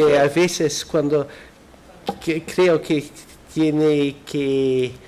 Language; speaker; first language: Spanish; non-native, fluent; Dutch